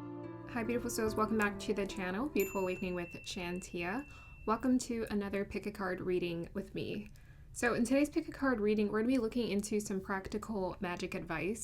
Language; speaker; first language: English; native; English